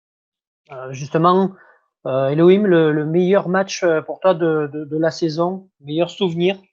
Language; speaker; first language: French; native; French